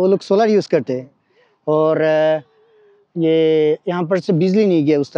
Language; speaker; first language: Hindi; non-native, learner; Bangla